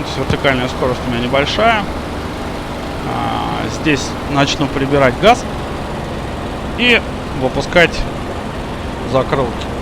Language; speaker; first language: Russian; native; Russian